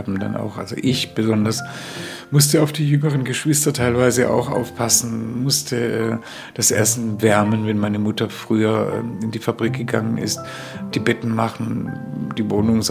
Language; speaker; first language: German; early bilingual, other home language; Spanish